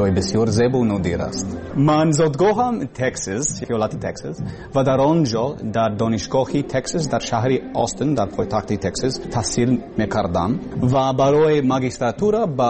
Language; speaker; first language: Persian; non-native, learner; English